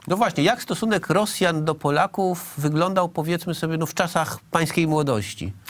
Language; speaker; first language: Polish; native; Polish